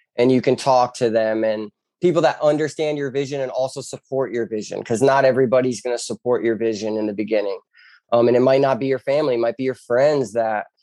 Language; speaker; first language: English; native; English